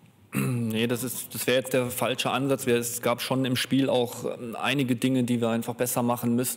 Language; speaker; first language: German; native; German